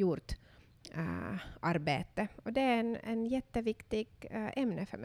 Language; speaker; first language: Swedish; non-native, local second language; Finnish